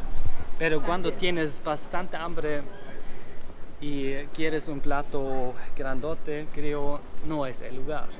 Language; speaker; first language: Spanish; non-native, fluent; German